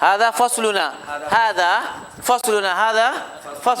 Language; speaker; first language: Arabic; non-native, fluent; Urdu